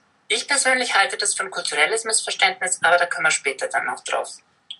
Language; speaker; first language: German; native; German